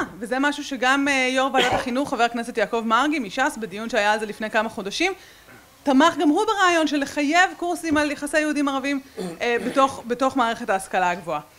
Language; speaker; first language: Hebrew; native; Hebrew